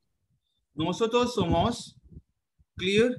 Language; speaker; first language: Spanish; non-native, learner; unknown